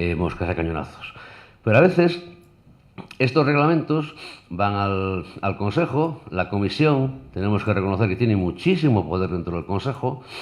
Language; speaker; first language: Spanish; native; Spanish